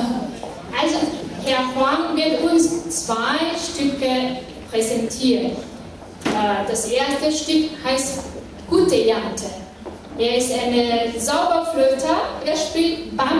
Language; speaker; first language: German; non-native, learner; Chinese